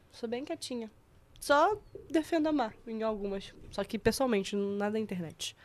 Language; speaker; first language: Portuguese; native; Portuguese